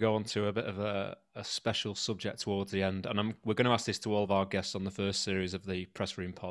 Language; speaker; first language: English; native; English